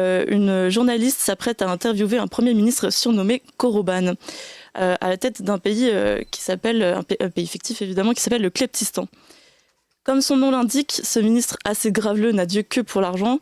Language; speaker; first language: French; native; French